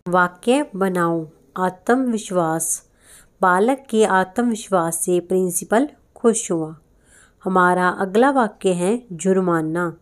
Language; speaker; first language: Hindi; non-native, local second language; Punjabi